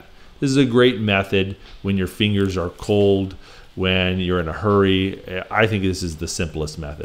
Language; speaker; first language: English; native; English